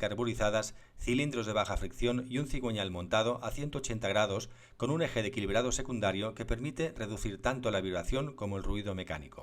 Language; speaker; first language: Spanish; native; Spanish